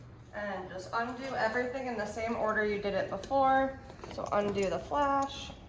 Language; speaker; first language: English; native; English